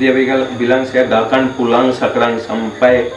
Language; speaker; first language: Indonesian; non-native, fluent; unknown